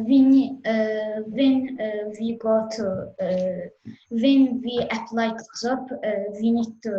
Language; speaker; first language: English; non-native, learner; Azerbaijani